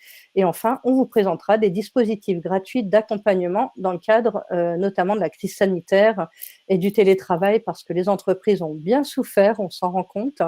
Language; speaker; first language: French; native; French